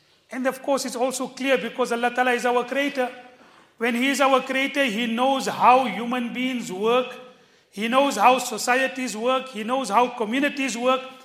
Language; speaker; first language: English; early bilingual, other home language; Urdu